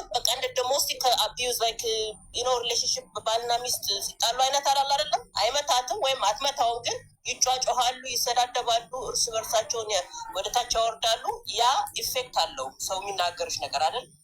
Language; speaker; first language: Amharic; early bilingual, heritage; Amharic